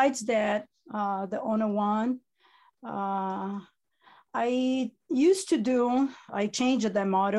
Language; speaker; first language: English; non-native, fluent; Italian